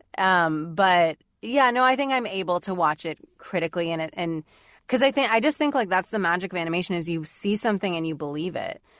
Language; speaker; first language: English; native; English